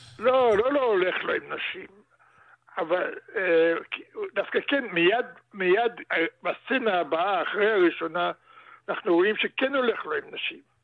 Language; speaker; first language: Hebrew; early bilingual, other home language; Russian